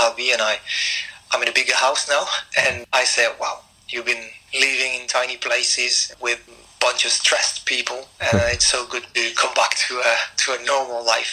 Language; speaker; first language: English; non-native, fluent; French